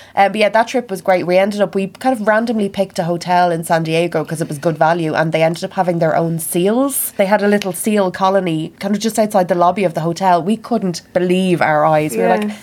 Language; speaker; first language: English; native; English